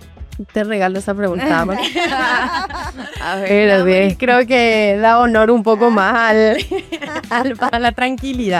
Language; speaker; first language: Spanish; native; Spanish